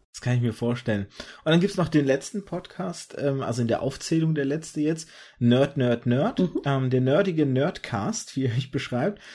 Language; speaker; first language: German; early bilingual, other home language; Russian